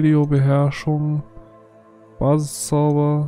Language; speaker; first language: German; native; German